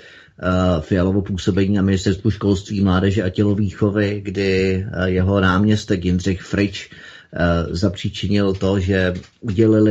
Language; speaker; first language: Czech; native; Czech